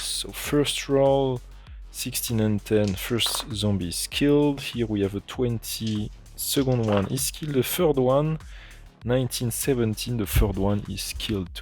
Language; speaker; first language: English; non-native, fluent; French